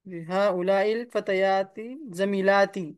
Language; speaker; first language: Arabic; non-native, learner; Urdu